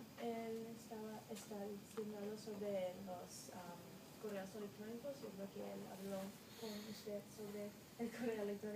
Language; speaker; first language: Spanish; non-native, learner; English